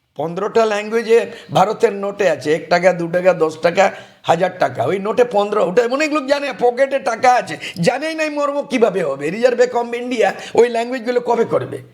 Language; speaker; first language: Bangla; non-native, local second language; Santali